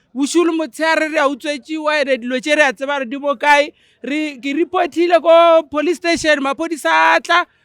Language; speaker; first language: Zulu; native; Zulu